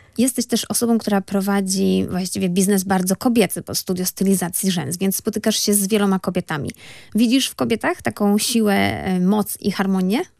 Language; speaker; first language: Polish; native; Polish